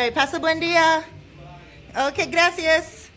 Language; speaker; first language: Spanish; non-native, learner; English